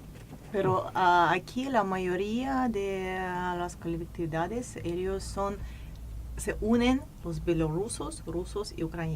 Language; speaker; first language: Spanish; non-native, fluent; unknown